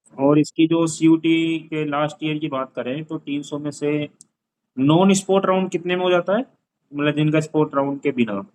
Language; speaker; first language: Hindi; native; Hindi